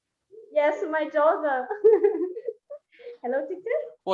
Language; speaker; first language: English; non-native, learner; Vietnamese